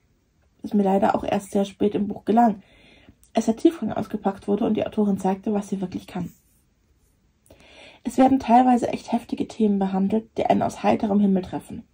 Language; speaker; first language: German; native; German